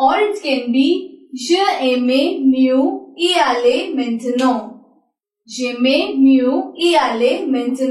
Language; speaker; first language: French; non-native, learner; Hindi